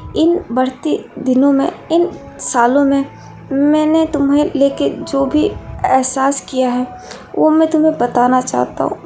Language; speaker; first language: Hindi; native; Hindi